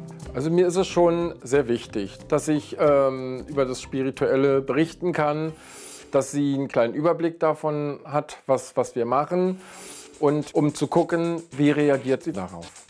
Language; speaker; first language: German; native; German